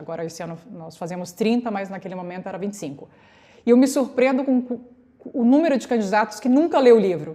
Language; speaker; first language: Portuguese; native; Portuguese